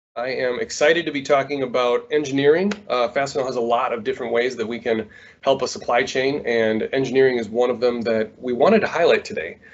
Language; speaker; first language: English; native; English